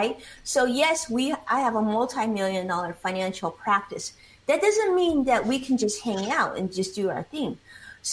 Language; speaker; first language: English; early bilingual, other home language; Chinese